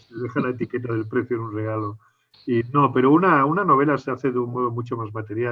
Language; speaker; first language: Spanish; native; Spanish